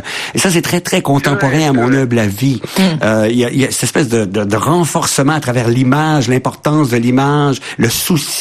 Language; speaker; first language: French; native; French